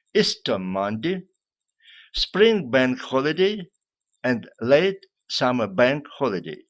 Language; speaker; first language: English; non-native, fluent; Ukrainian